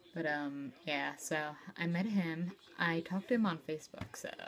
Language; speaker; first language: English; native; English